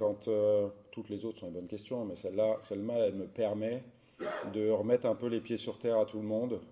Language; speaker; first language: French; native; French